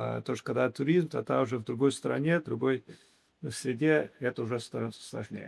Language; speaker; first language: Russian; early bilingual, heritage; English